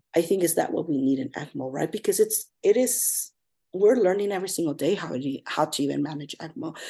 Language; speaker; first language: English; native; English